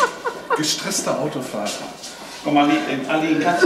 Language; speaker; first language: German; non-native, fluent; Czech